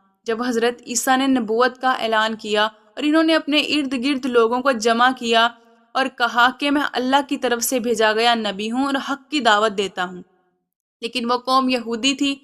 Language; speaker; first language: Urdu; native; Urdu